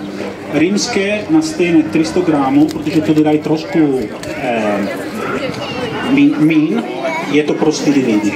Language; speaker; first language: Czech; non-native, learner; Italian